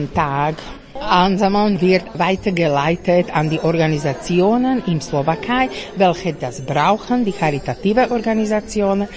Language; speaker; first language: German; non-native, fluent; Slovak